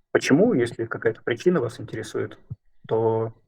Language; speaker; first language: Russian; native; Russian